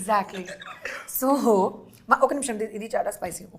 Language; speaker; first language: Telugu; non-native, learner; Hindi